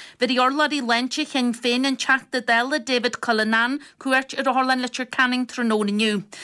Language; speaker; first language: Irish; native; Irish